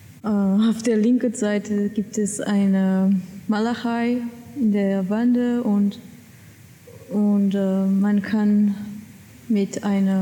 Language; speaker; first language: German; non-native, learner; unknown